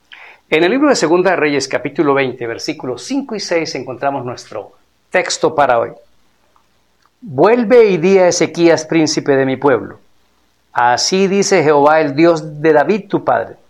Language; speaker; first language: Spanish; native; Spanish